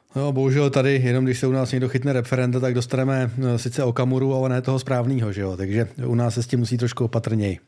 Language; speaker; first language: Czech; native; Czech